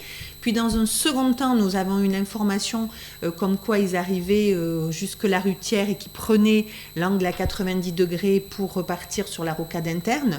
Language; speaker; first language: French; native; French